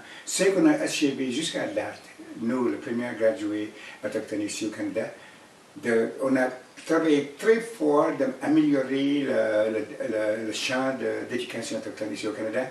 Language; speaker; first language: French; non-native, fluent; Cree